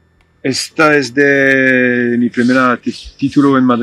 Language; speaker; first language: Spanish; non-native, fluent; French